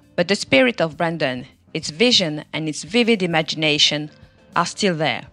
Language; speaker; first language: English; non-native, fluent; French